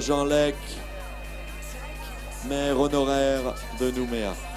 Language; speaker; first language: French; native; French